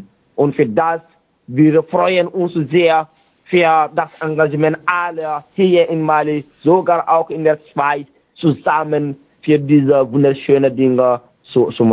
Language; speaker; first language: German; non-native, fluent; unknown